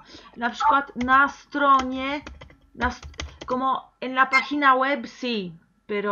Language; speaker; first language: Spanish; non-native, fluent; Polish